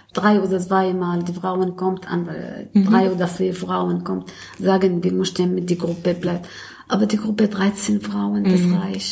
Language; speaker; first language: German; non-native, learner; Arabic